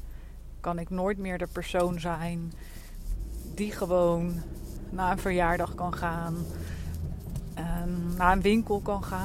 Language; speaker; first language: Dutch; native; Dutch